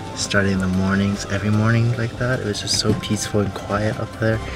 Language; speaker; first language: English; native; English